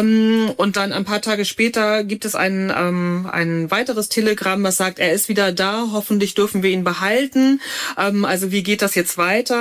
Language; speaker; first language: German; native; German